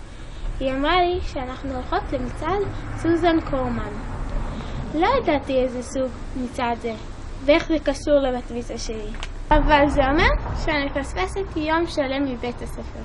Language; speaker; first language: Hebrew; early bilingual, other home language; English